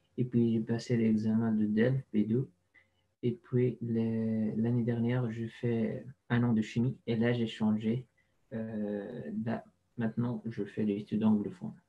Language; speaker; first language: French; non-native, learner; Arabic